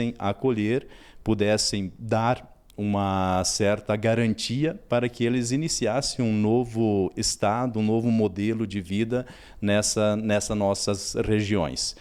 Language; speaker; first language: Portuguese; native; Portuguese